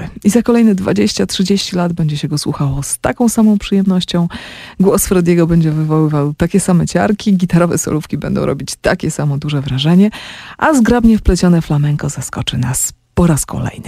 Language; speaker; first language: Polish; native; Polish